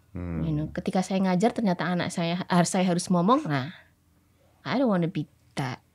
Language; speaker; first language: Indonesian; native; Indonesian